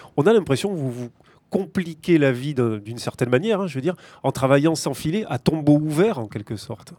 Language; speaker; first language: French; native; French